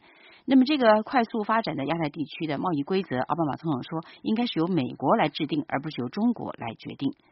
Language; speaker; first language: Chinese; native; Chinese